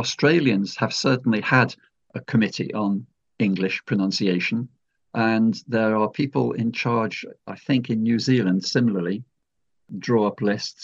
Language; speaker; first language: English; native; English